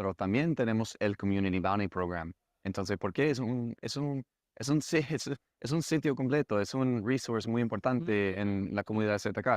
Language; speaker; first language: Spanish; non-native, fluent; English